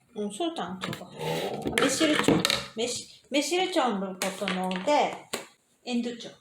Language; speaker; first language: Korean; non-native, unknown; Japanese